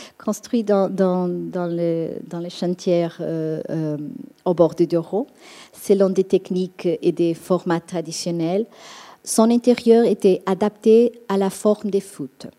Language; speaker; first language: French; non-native, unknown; Portuguese